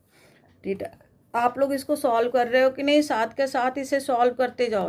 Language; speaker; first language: Hindi; native; Hindi